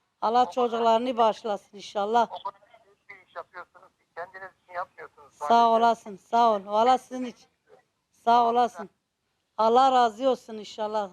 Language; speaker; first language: Turkish; non-native, local second language; Kurdish